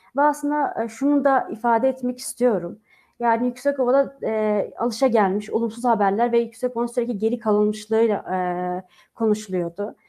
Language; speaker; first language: Turkish; non-native, local second language; Kurdish